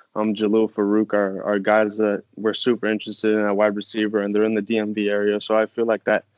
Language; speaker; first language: English; non-native, fluent; French